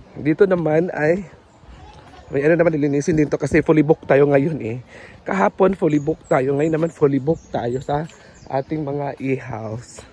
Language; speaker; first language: Filipino; non-native, local second language; Cebuano